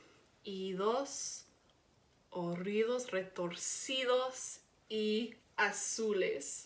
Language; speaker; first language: Spanish; non-native, learner; English